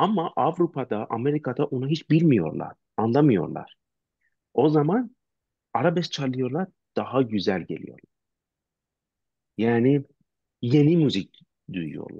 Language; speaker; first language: Turkish; non-native, learner; Persian